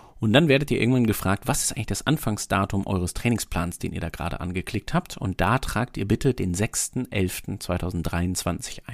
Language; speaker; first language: German; native; German